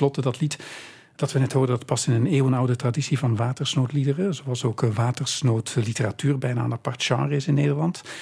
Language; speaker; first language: Dutch; native; Dutch